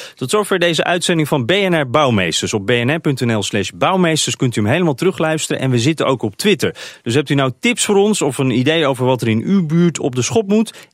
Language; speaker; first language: Dutch; native; Dutch